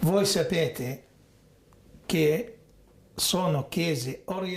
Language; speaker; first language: Italian; non-native, fluent; Arabic